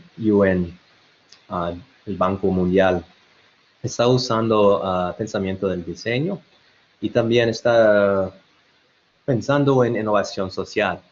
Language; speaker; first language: Spanish; non-native, learner; English